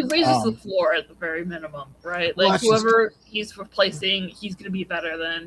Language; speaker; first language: English; native; English